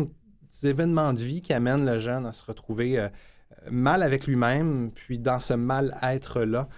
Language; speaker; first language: French; native; French